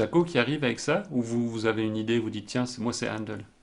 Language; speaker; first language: French; native; French